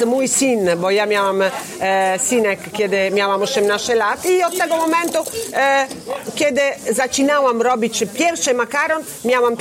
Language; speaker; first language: Polish; non-native, learner; Italian